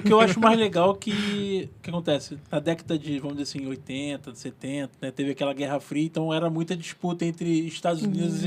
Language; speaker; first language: Portuguese; native; Portuguese